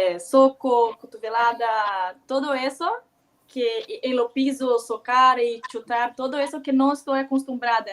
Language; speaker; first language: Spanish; non-native, learner; Portuguese